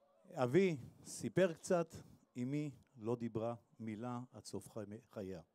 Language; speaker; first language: Hebrew; native; Hebrew